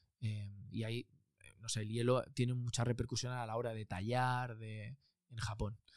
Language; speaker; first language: Spanish; native; Spanish